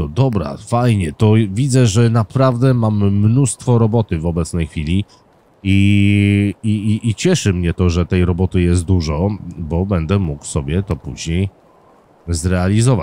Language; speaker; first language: Polish; native; Polish